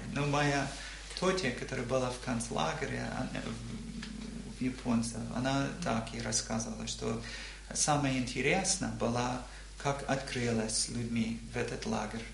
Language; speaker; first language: Russian; non-native, learner; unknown